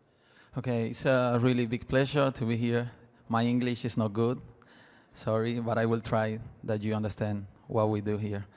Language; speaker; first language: English; non-native, learner; Spanish